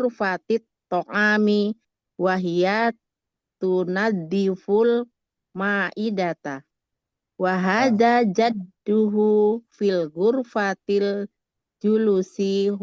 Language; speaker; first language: Arabic; non-native, learner; Indonesian